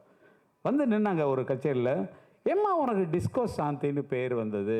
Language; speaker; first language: Tamil; native; Tamil